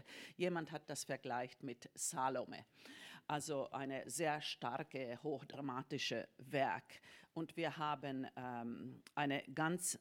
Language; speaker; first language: German; non-native, fluent; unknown